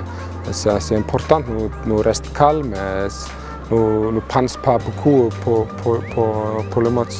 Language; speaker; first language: French; non-native, learner; Icelandic